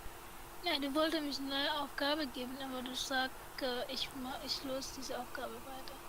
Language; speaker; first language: German; non-native, learner; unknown